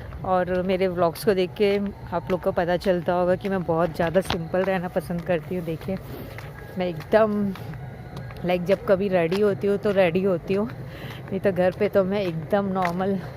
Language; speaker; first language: Hindi; native; Hindi